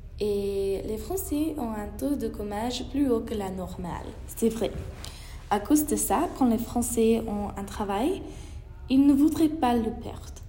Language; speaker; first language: French; non-native, learner; English